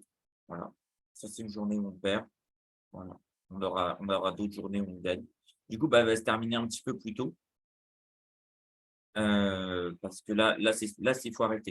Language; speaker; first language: French; native; French